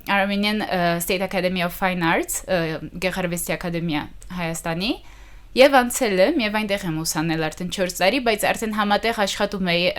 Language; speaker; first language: Armenian; early bilingual, heritage; Armenian